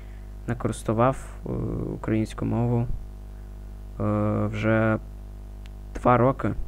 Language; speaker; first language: Ukrainian; non-native, learner; Russian